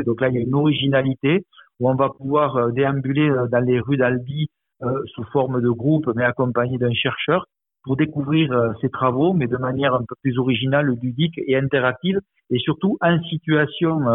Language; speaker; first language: French; native; French